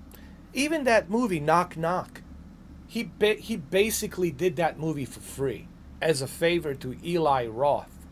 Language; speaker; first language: English; native; English